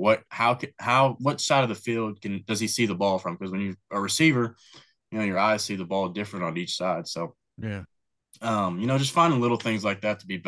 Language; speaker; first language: English; native; English